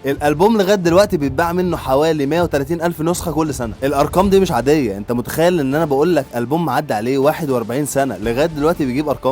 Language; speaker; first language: Arabic; native; Arabic